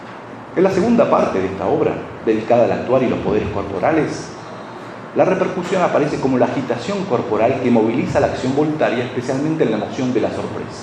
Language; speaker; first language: Spanish; native; Spanish